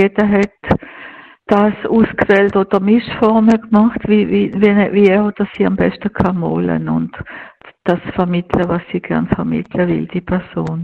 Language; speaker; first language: German; native; German